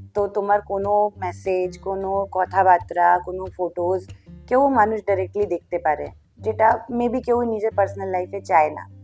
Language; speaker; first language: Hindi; non-native, local second language; Bangla